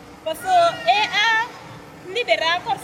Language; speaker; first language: Dutch; non-native, local second language; Papiamento